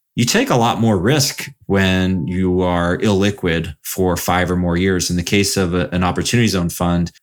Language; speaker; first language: English; native; English